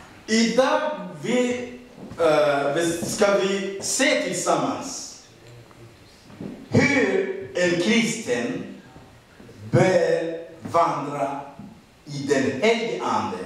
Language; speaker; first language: Swedish; non-native, learner; Rundi